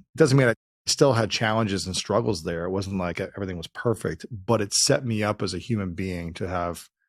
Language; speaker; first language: English; native; English